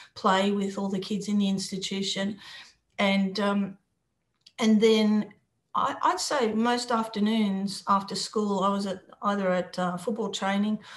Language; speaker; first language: English; native; English